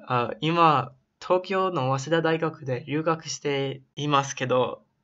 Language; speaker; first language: Japanese; non-native, learner; English